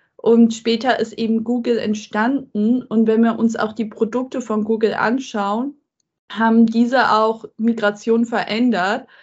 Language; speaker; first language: German; early bilingual, other home language; Persian